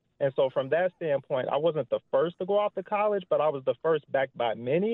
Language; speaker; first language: English; native; English